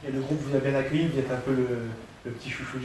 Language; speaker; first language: French; native; French